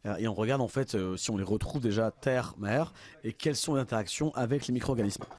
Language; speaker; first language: French; native; French